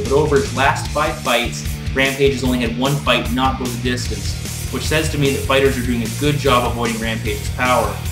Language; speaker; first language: English; native; English